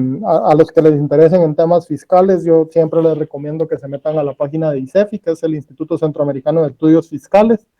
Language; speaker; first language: Spanish; native; Spanish